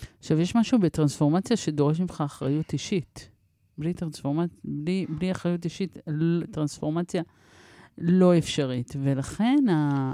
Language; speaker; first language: Hebrew; early bilingual, other home language; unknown